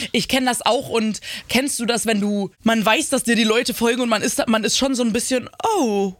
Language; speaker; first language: German; native; German